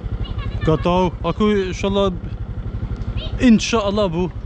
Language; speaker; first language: Indonesian; non-native, learner; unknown